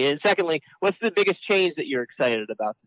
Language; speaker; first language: English; native; English